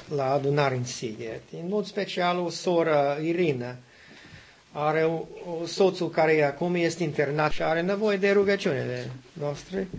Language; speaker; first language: Romanian; non-native, learner; English